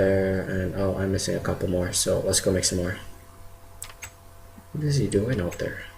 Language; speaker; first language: English; native; English